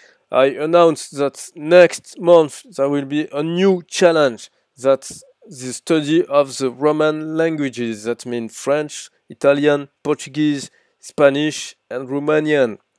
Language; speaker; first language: English; non-native, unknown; French